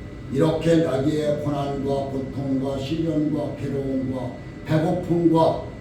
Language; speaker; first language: Korean; native; Korean